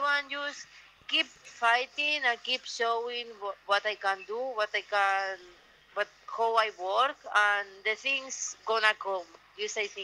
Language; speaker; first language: English; non-native, learner; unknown